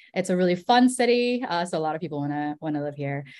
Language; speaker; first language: English; early bilingual, other home language; Korean